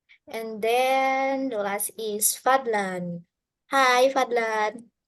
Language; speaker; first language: English; non-native, learner; Indonesian